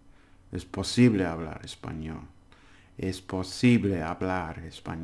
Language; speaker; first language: Spanish; non-native, learner; English